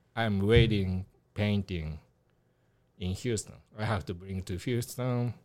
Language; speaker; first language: English; non-native, learner; Japanese